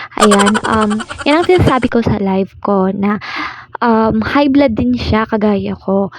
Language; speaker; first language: Filipino; non-native, local second language; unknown